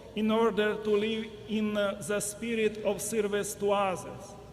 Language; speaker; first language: English; non-native, fluent; Ukrainian